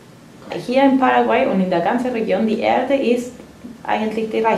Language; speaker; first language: German; non-native, fluent; Spanish